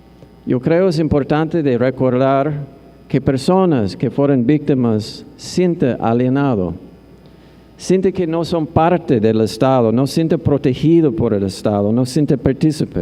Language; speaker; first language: Spanish; non-native, fluent; English